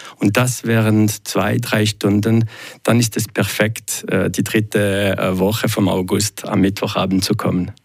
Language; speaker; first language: German; non-native, local second language; French